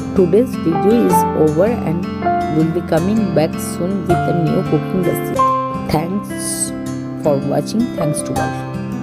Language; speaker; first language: English; non-native, local second language; Bangla